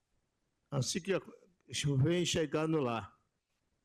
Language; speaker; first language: Portuguese; non-native, local second language; Yanomámi